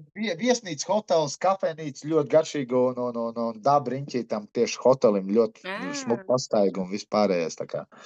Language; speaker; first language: Latvian; early bilingual, heritage; Latvian